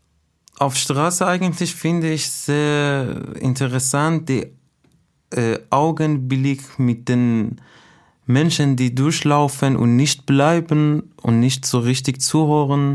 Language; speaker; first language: German; non-native, fluent; Persian